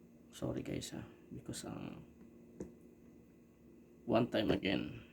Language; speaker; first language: English; non-native, local second language; Filipino